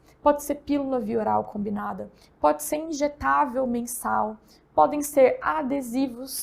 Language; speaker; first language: Portuguese; native; Portuguese